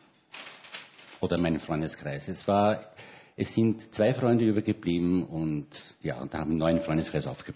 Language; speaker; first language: German; native; German